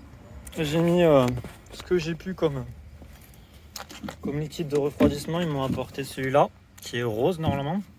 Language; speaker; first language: French; native; French